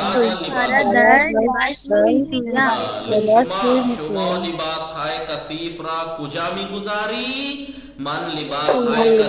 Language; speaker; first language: Persian; non-native, fluent; Urdu